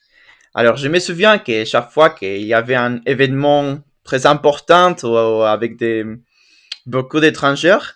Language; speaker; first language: French; non-native, fluent; Spanish